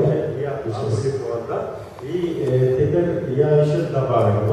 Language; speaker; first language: Russian; non-native, local second language; Kyrgyz